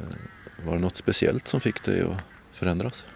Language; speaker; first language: Swedish; native; Swedish